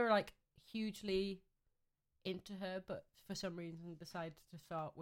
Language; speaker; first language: English; native; English